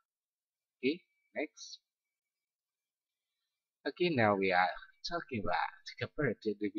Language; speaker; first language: English; non-native, fluent; Indonesian